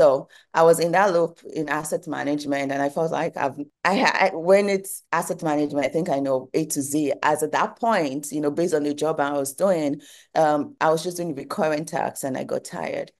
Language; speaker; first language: English; non-native, local second language; Yoruba